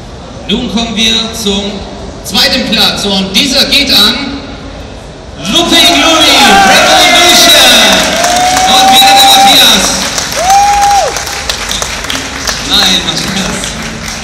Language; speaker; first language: German; native; German